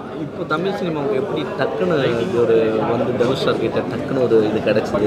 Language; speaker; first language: Tamil; native; Tamil